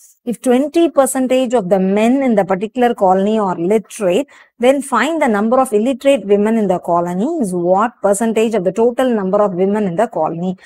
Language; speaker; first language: English; non-native, local second language; Tamil